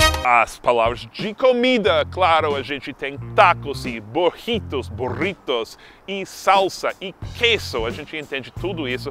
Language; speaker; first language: Portuguese; non-native, fluent; English